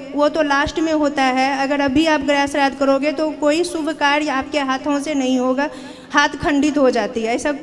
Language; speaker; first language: Hindi; native; Hindi